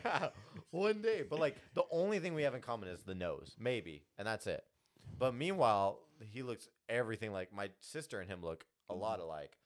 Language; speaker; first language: English; early bilingual, other home language; Hindi